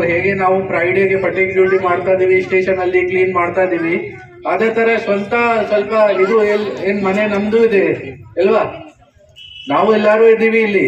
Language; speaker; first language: Kannada; non-native, fluent; Hindi